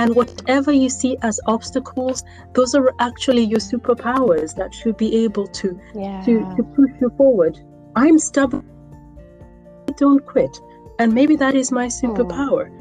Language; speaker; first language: English; non-native, local second language; Acoli